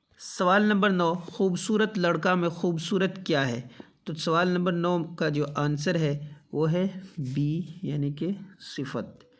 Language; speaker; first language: Urdu; native; Urdu